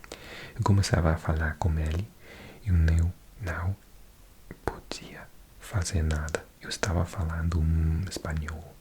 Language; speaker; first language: Portuguese; non-native, fluent; English